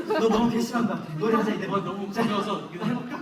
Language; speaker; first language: Korean; native; Korean